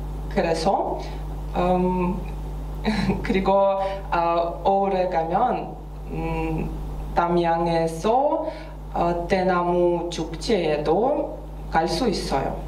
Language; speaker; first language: Korean; non-native, learner; Russian